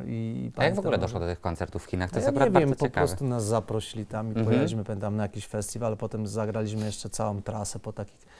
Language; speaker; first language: Polish; native; Polish